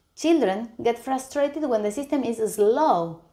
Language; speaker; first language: English; non-native, fluent; Spanish